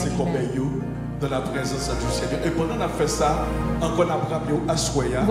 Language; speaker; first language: French; non-native, local second language; Haitian Creole